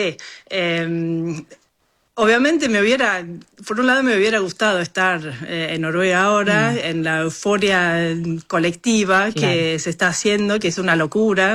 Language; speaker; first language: Spanish; non-native, fluent; Norwegian